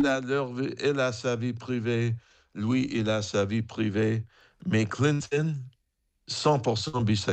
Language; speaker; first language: French; non-native, fluent; English